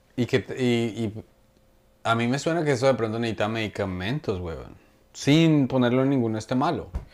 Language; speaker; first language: Spanish; native; Spanish